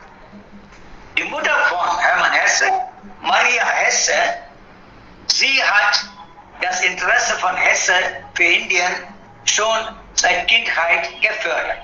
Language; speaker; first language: German; non-native, fluent; Tamil